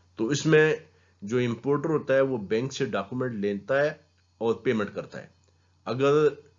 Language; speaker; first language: Urdu; non-native, local second language; Punjabi